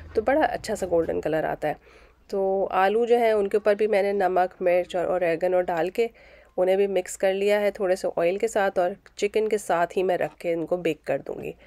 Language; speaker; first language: Urdu; native; Urdu